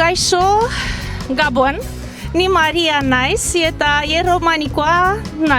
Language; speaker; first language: Basque; non-native, learner; Romanian